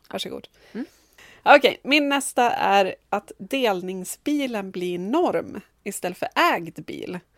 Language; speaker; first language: Swedish; native; Swedish